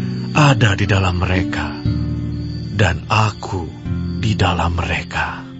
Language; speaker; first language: Indonesian; native; Indonesian